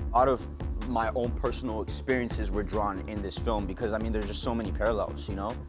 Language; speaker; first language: English; native; English